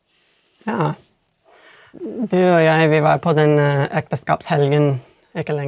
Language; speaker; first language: Swedish; non-native, fluent; English